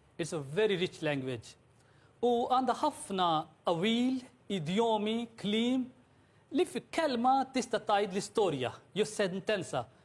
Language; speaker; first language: Maltese; non-native, fluent; Urdu